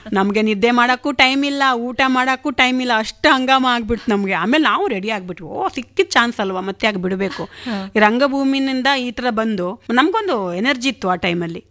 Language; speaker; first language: Kannada; non-native, local second language; Konkani